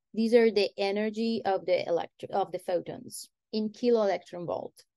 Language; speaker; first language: English; non-native, fluent; Italian